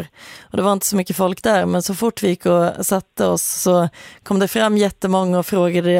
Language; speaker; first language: Swedish; native; Swedish